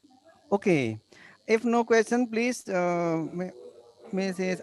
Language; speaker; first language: English; non-native, learner; Indonesian